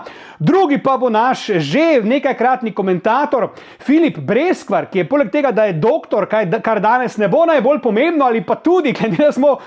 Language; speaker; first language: Slovenian; native; Slovenian